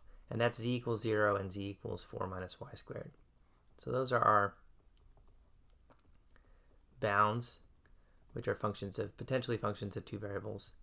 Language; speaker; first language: English; native; English